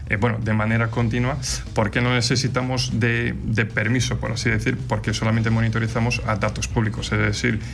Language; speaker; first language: Spanish; non-native, fluent; Portuguese